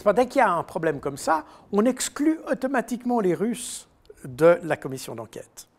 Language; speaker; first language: French; native; French